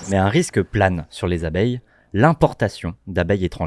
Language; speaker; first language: French; native; French